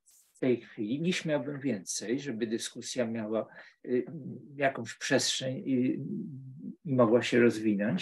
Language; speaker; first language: Polish; native; Polish